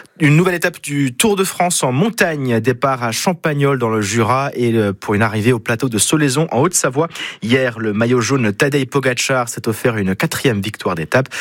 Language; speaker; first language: French; native; French